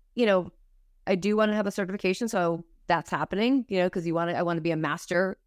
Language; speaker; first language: English; native; English